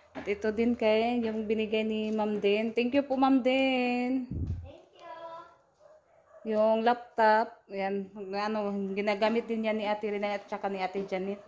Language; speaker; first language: Filipino; non-native, local second language; Cebuano